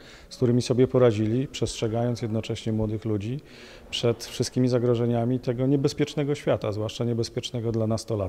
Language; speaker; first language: Polish; native; Polish